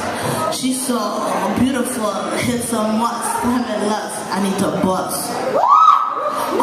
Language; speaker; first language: English; native; English